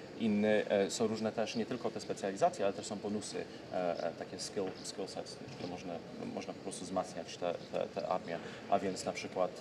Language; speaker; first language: Polish; early bilingual, heritage; Polish